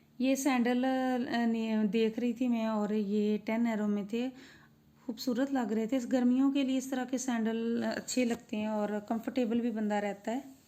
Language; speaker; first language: Urdu; non-native, local second language; Punjabi